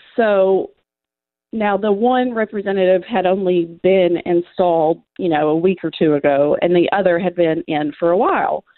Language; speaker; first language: English; native; English